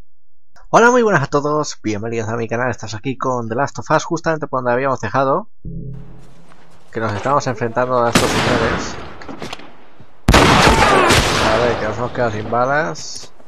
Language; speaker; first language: Spanish; native; Spanish